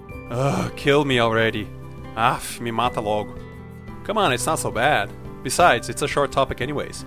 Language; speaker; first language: English; non-native, fluent; Portuguese